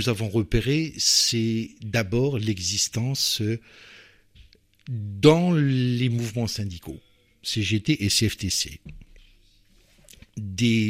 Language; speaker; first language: French; native; French